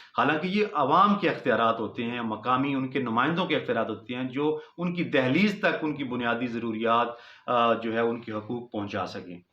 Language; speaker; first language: Urdu; non-native, local second language; Punjabi